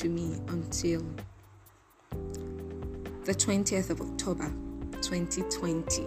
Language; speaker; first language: English; non-native, local second language; Yoruba